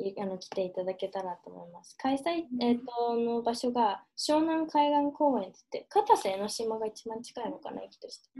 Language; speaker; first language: Japanese; early bilingual, heritage; Japanese